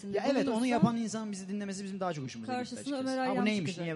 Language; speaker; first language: Turkish; native; Turkish